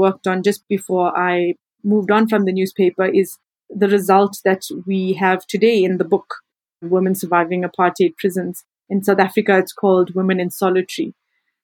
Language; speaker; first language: English; native; English